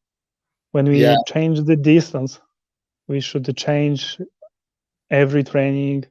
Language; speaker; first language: English; non-native, learner; Polish